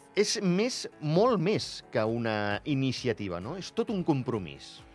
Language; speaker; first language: Catalan; native; Catalan